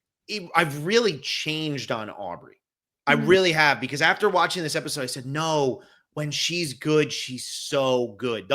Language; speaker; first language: English; native; English